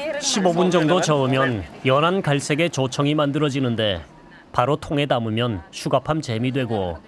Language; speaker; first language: Korean; native; Korean